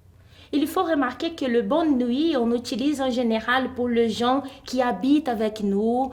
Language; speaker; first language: French; non-native, fluent; Portuguese